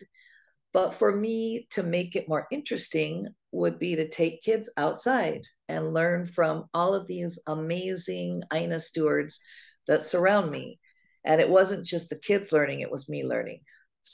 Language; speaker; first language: English; native; English